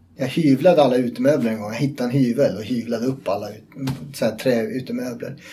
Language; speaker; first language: Swedish; native; Swedish